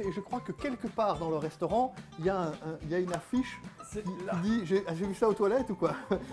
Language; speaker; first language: French; native; French